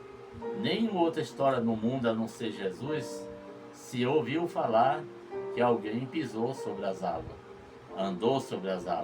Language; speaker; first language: Portuguese; native; Portuguese